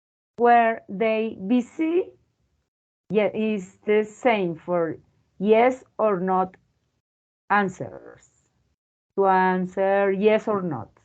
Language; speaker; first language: English; non-native, fluent; Spanish